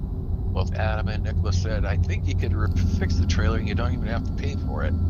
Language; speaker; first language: English; native; English